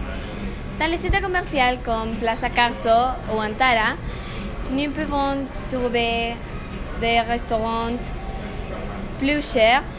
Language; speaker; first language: French; non-native, learner; Spanish